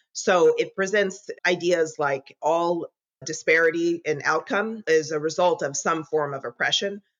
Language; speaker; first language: English; native; English